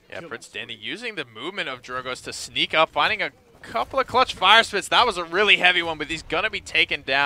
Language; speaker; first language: English; native; English